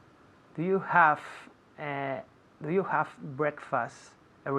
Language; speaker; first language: English; non-native, learner; Spanish